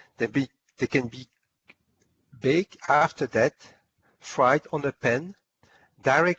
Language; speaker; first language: English; non-native, fluent; French